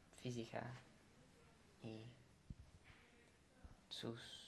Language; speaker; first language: Spanish; non-native, learner; English